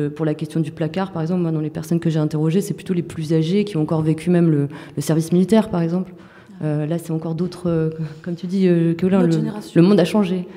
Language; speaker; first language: French; native; French